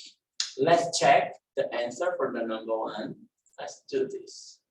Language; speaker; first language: English; non-native, fluent; Portuguese